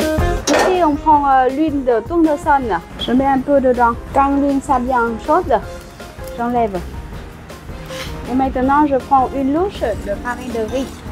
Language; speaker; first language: French; non-native, fluent; Vietnamese